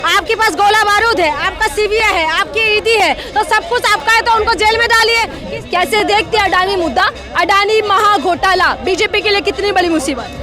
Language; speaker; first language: Hindi; non-native, local second language; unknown